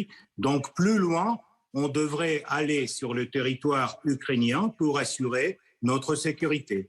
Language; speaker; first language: French; non-native, fluent; Russian